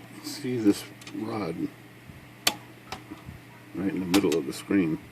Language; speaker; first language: English; native; English